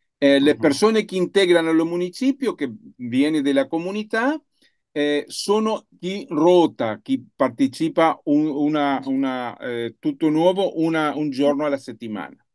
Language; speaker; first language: Italian; non-native, learner; Spanish